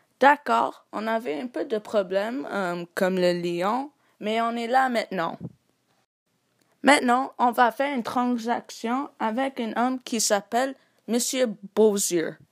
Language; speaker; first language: French; non-native, learner; English